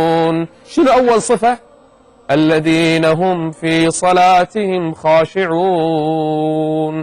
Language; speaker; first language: Arabic; native; Arabic